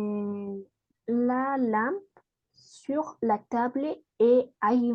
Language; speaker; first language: French; non-native, learner; Spanish